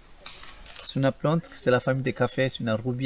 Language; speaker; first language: French; non-native, learner; Spanish